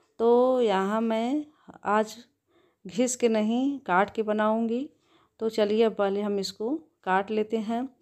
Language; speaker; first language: Hindi; native; Hindi